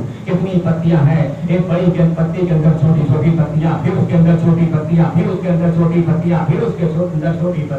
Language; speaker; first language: Urdu; native; Urdu